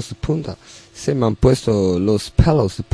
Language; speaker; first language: Spanish; non-native, learner; English